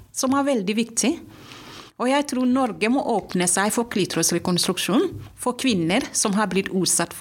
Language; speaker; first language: Norwegian; non-native, fluent; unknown